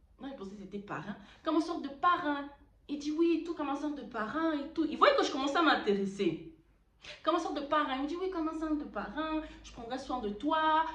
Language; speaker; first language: French; early bilingual, other home language; Lingala